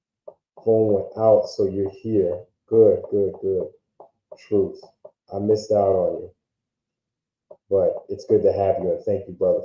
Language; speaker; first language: English; native; English